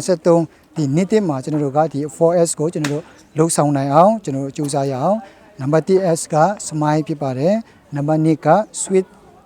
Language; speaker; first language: Burmese; non-native, local second language; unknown